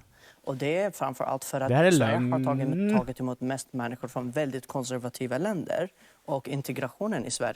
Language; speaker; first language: Swedish; non-native, fluent; Arabic